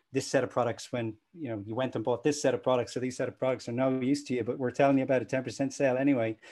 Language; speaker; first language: English; native; English